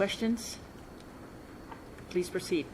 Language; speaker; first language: English; native; English